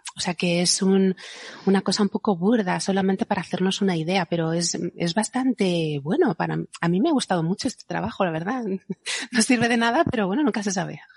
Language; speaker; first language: Spanish; native; Spanish